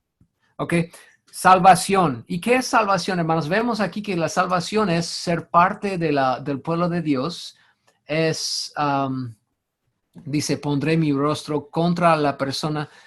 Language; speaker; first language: Spanish; non-native, fluent; English